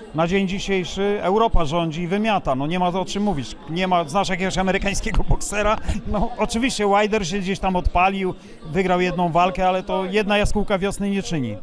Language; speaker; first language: Polish; native; Polish